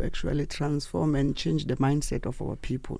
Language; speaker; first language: English; non-native, local second language; Tswana